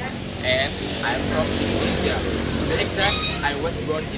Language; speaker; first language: English; non-native, fluent; Indonesian